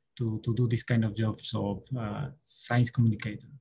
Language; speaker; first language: English; non-native, learner; Spanish